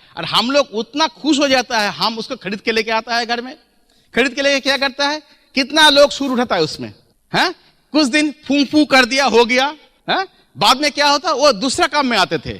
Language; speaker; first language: Hindi; non-native, local second language; Bangla